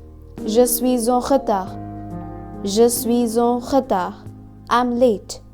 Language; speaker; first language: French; non-native, fluent; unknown